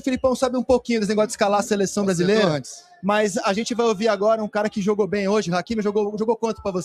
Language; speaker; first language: Portuguese; native; Portuguese